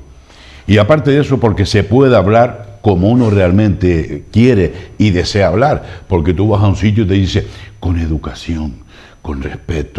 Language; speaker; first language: Spanish; native; Spanish